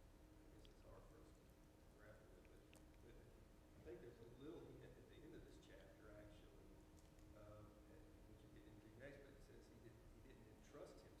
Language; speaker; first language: English; native; English